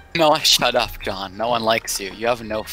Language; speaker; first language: English; native; English